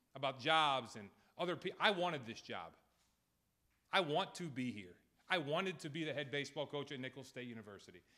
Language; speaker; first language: English; native; English